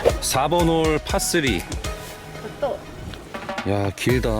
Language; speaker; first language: Korean; native; Korean